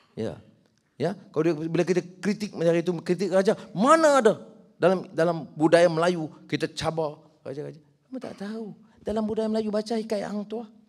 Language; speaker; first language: Malay; native; Malay